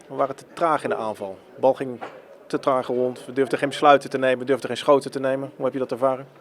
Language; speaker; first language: Dutch; native; Dutch